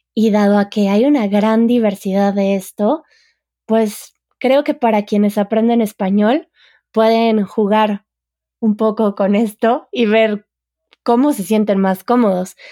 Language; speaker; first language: Spanish; native; Spanish